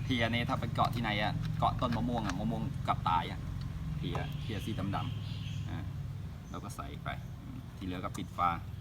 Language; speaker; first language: Thai; native; Thai